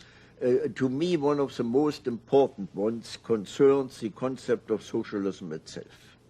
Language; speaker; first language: English; non-native, fluent; German